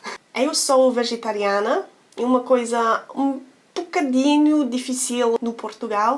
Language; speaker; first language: Portuguese; non-native, learner; English